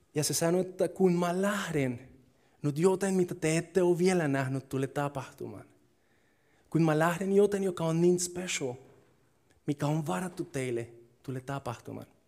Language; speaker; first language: Finnish; non-native, fluent; Spanish